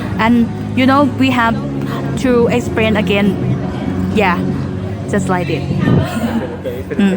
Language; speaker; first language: English; non-native, learner; Thai